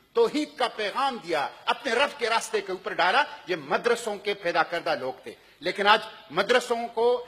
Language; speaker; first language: Urdu; non-native, local second language; Pashto